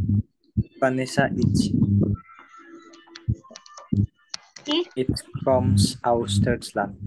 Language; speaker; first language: German; non-native, learner; Indonesian